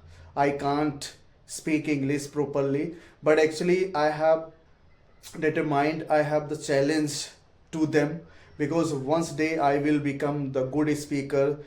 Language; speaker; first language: English; non-native, learner; Hindi